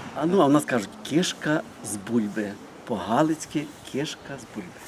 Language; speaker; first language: Ukrainian; native; Ukrainian